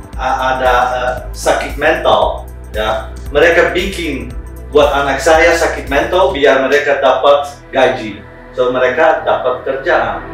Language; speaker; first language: Indonesian; non-native, fluent; Dutch